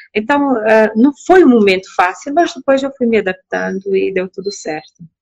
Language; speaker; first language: Portuguese; non-native, local second language; Kabuverdianu